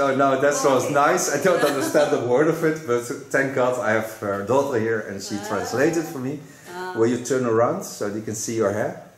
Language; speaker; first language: English; non-native, fluent; Dutch